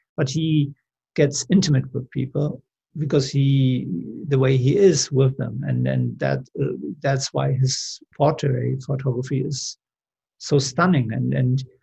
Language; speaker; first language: English; non-native, fluent; German